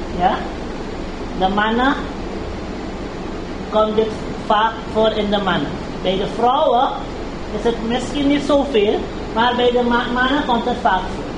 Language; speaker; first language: Dutch; early bilingual, heritage; Urdu